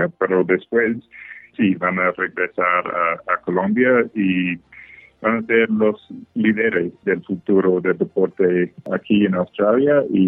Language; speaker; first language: Spanish; non-native, fluent; English